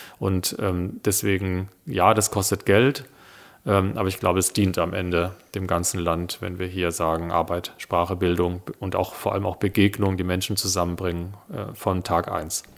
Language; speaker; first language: German; early bilingual, other home language; Italian